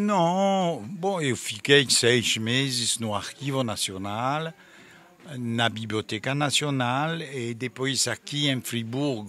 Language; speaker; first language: Portuguese; non-native, fluent; French